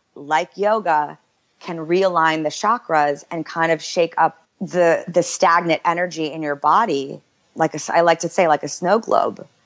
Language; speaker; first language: English; native; English